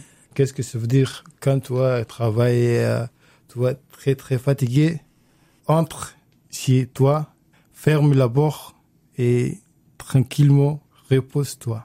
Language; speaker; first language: French; non-native, learner; Arabic